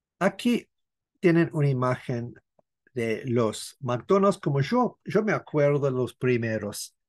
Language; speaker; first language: Spanish; non-native, fluent; English